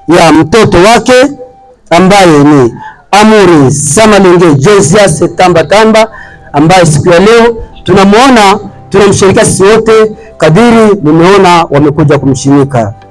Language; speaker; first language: Swahili; native; Swahili